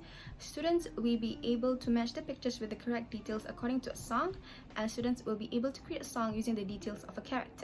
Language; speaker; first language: English; non-native, local second language; Malay